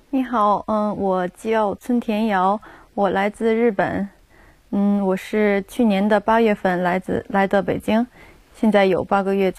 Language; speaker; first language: Chinese; non-native, fluent; Japanese